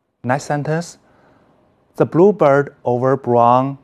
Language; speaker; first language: English; non-native, fluent; Chinese